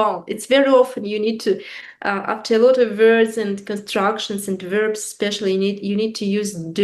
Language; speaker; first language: English; non-native, fluent; Russian